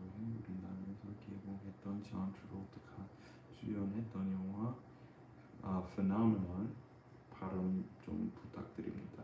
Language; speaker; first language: Korean; non-native, fluent; English